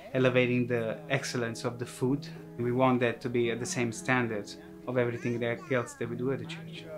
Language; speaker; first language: English; non-native, fluent; Italian